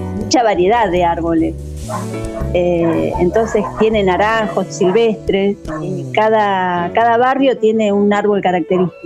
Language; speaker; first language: Spanish; native; Spanish